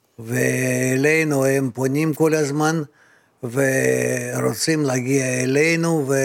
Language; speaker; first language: Hebrew; non-native, fluent; Russian